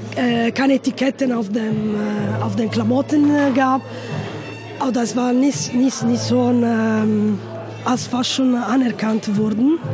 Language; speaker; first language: German; non-native, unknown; Italian